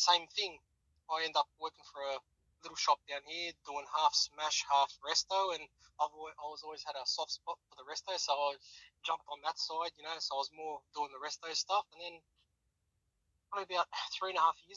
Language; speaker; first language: English; native; English